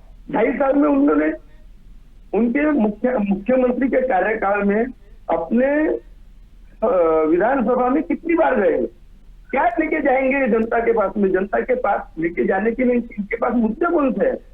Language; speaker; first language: Hindi; non-native, local second language; Marathi